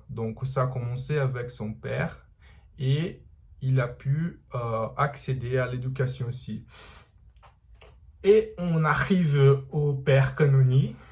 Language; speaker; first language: French; non-native, learner; Portuguese